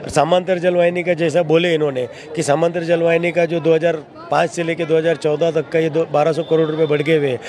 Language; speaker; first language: Hindi; non-native, local second language; Marathi